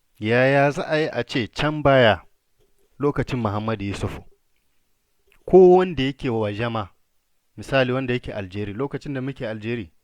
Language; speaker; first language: Hausa; native; Hausa